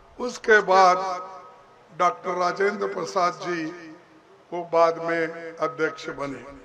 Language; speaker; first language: Hindi; non-native, local second language; Kannada